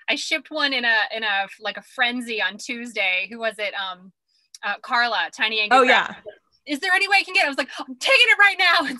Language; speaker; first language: English; native; English